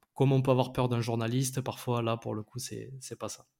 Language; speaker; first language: French; native; French